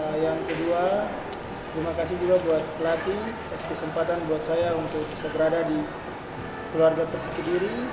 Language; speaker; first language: Indonesian; native; Indonesian